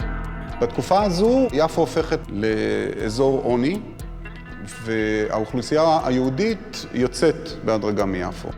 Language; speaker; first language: Hebrew; native; Hebrew